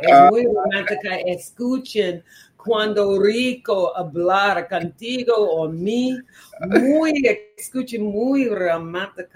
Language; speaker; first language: Spanish; non-native, learner; English